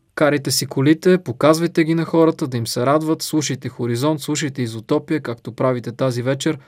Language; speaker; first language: Bulgarian; native; Bulgarian